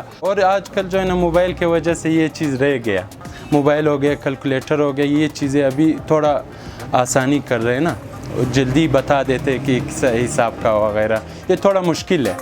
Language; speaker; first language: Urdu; non-native, local second language; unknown